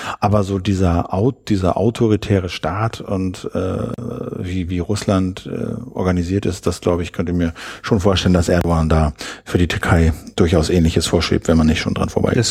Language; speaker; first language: German; native; German